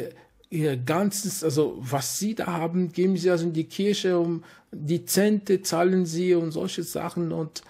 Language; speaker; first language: German; non-native, fluent; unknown